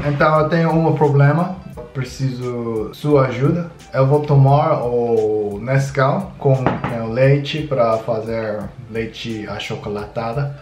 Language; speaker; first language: Portuguese; non-native, learner; English